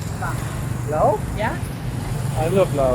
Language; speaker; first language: English; non-native, learner; Polish